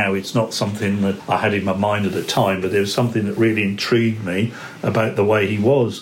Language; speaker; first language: English; native; English